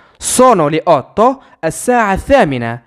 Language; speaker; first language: Italian; non-native, fluent; Arabic